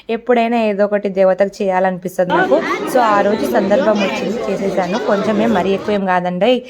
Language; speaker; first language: Telugu; non-native, local second language; Lambadi